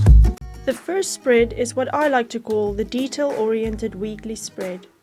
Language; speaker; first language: English; native; English